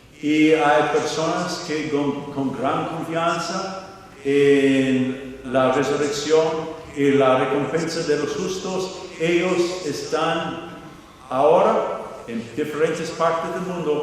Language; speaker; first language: Spanish; non-native, fluent; English